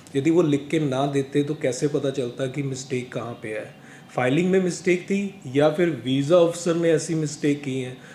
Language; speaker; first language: Hindi; non-native, local second language; Punjabi